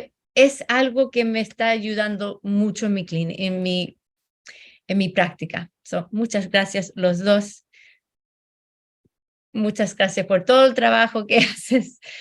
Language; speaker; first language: Spanish; early bilingual, heritage; Spanish